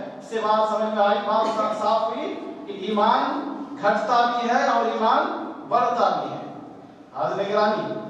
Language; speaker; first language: Urdu; native; Urdu